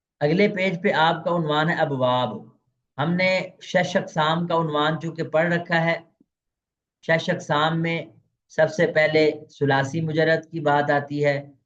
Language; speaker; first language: Urdu; non-native, local second language; Punjabi